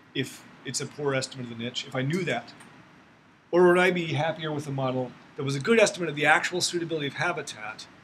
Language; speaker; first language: English; native; English